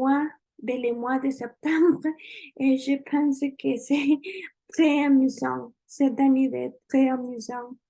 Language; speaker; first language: French; non-native, learner; Spanish